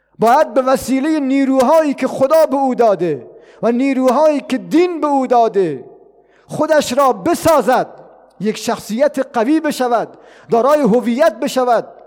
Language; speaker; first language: Persian; non-native, local second language; Baluchi